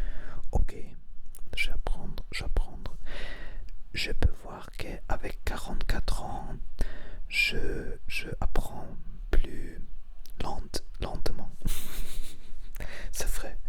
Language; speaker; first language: French; non-native, learner; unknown